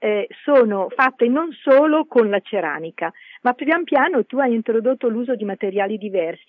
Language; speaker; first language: Italian; native; Italian